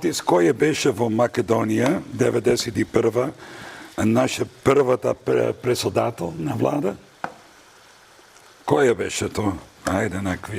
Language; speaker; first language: Macedonian; non-native, fluent; Dutch